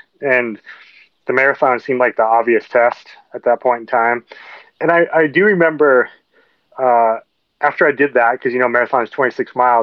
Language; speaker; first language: English; native; English